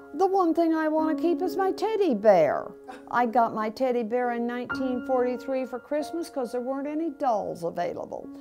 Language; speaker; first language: English; native; English